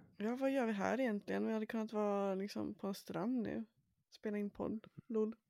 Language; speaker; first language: Swedish; native; Swedish